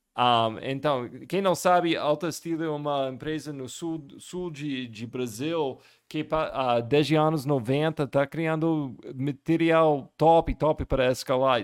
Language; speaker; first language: Portuguese; non-native, fluent; English